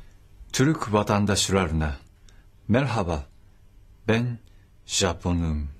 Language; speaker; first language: Turkish; non-native, learner; Japanese